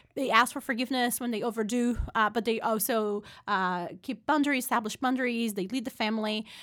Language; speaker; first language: English; non-native, fluent; Portuguese